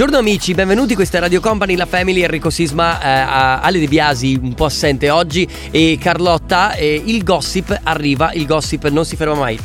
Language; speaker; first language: Italian; native; Italian